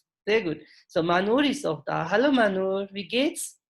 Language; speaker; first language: German; non-native, fluent; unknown